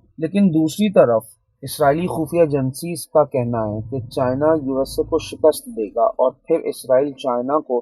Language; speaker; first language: Urdu; native; Urdu